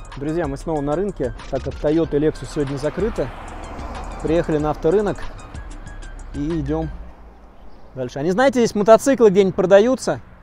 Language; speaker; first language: Russian; native; Russian